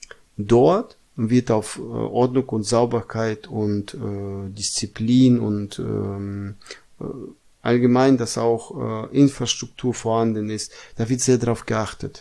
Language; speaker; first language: German; non-native, fluent; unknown